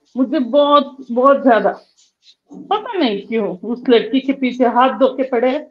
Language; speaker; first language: Hindi; non-native, local second language; Kannada